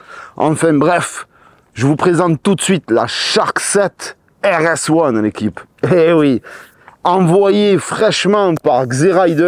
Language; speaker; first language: French; native; French